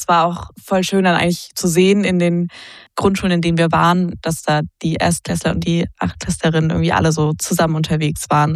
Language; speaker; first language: German; native; German